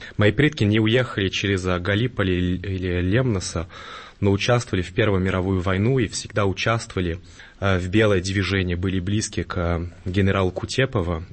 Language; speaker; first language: Russian; early bilingual, heritage; Russian